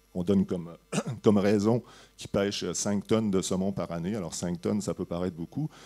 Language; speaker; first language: French; native; French